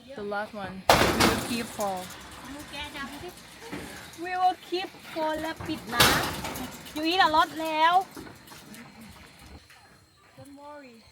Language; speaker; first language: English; non-native, learner; Thai